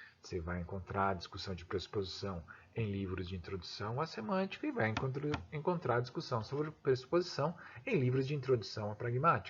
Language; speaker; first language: Portuguese; native; Portuguese